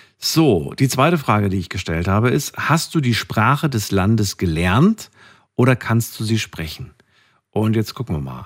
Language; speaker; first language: German; native; German